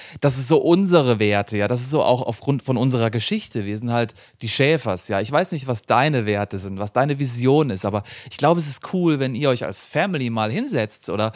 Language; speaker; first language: German; native; German